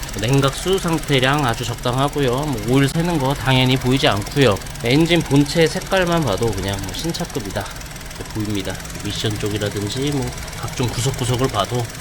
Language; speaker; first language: Korean; native; Korean